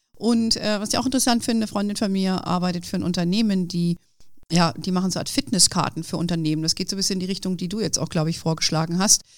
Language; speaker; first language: German; native; German